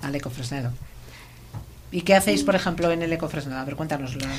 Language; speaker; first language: Spanish; native; Spanish